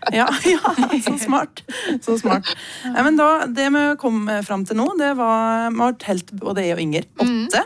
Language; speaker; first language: Norwegian; native; Norwegian